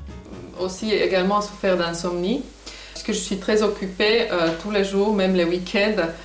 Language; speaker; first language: French; non-native, fluent; Finnish